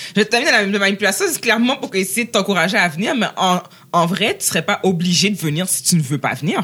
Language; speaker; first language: French; native; French